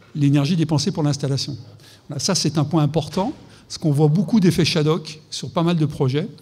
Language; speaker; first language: French; native; French